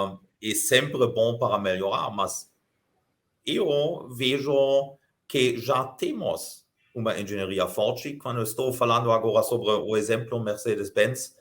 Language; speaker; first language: Portuguese; non-native, fluent; German